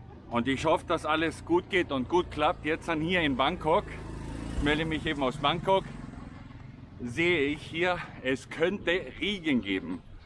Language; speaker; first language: German; native; German